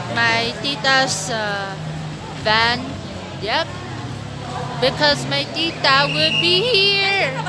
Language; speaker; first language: English; non-native, local second language; Cebuano